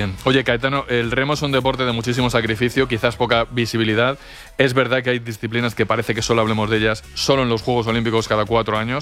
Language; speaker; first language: Spanish; native; Spanish